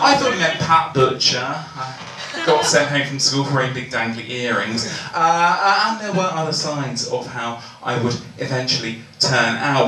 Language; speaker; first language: English; native; English